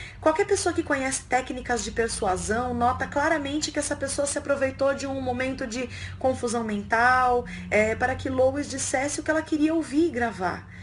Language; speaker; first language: Portuguese; native; Portuguese